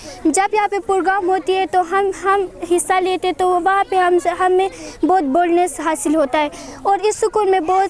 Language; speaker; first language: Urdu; non-native, local second language; Khowar